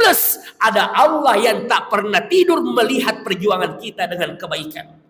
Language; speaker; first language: Malay; non-native, local second language; Buginese